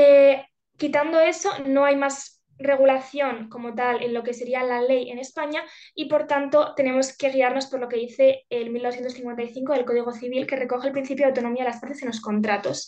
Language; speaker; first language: Spanish; native; Spanish